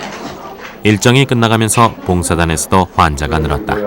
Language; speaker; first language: Korean; native; Korean